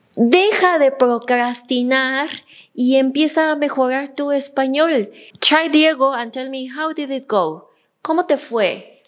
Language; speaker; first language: Spanish; native; Spanish